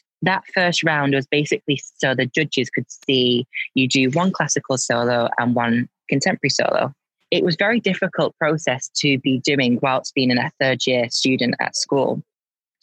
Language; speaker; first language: English; native; English